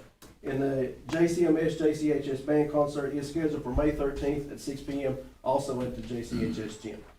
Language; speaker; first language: English; native; English